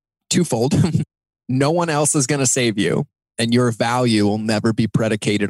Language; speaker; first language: English; native; English